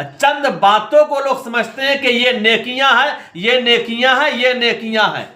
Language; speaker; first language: Urdu; native; Urdu